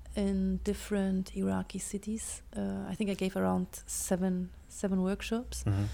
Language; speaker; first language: English; non-native, fluent; German